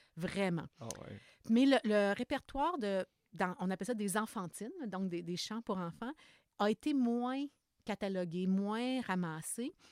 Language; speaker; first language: French; native; French